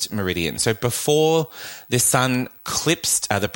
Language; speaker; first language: English; native; English